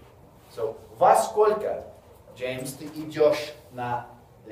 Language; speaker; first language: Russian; non-native, fluent; English